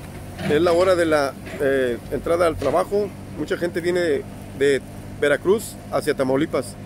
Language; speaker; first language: Spanish; native; Spanish